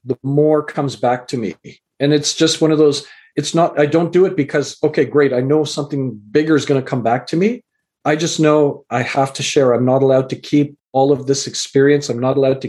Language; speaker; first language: English; native; English